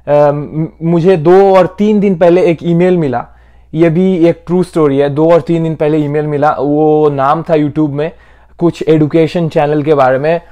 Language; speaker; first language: Hindi; non-native, local second language; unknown